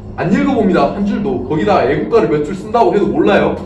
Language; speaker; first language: Korean; native; Korean